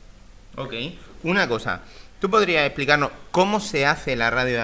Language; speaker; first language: Spanish; native; Spanish